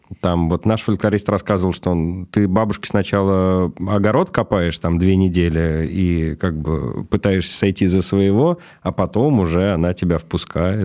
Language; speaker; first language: Russian; native; Russian